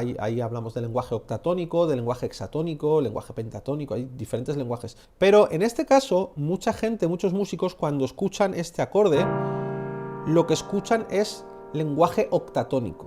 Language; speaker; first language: Spanish; native; Spanish